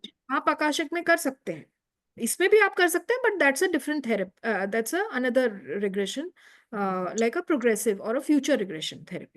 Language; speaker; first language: Hindi; native; Hindi